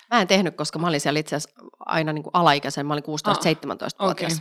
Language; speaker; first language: Finnish; native; Finnish